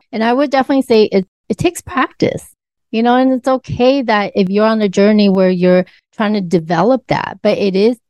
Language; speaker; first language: English; early bilingual, other home language; Chinese